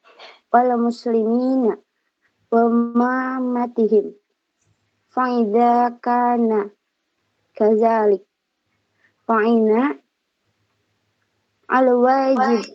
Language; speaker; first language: Arabic; non-native, learner; Indonesian